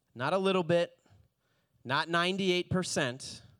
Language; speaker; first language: English; native; English